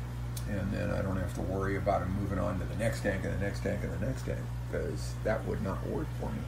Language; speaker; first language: English; native; English